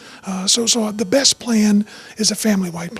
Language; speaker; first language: English; native; English